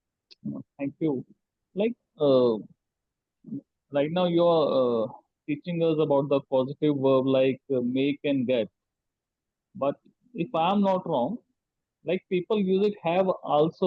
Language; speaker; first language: English; non-native, learner; Hindi